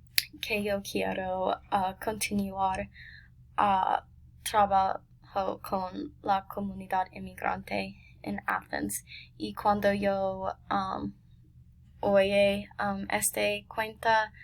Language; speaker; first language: Spanish; non-native, learner; English